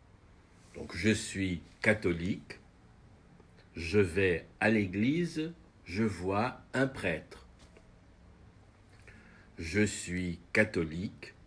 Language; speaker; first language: French; non-native, fluent; Portuguese